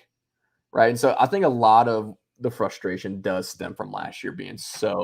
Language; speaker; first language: English; native; English